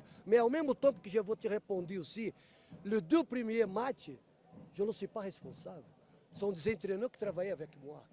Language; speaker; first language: French; non-native, fluent; Portuguese